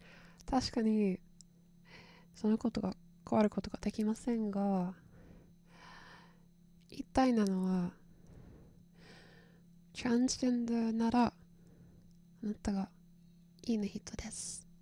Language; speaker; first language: Japanese; non-native, learner; English